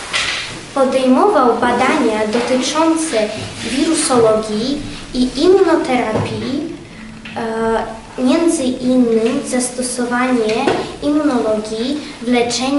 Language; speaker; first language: Polish; non-native, learner; Ukrainian